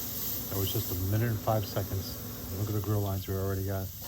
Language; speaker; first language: English; native; English